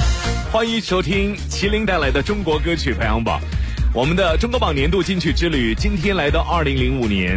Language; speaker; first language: Chinese; native; Chinese